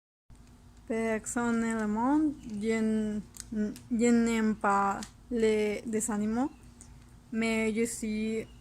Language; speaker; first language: French; non-native, learner; Spanish